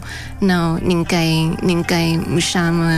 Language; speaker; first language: Portuguese; non-native, fluent; Thai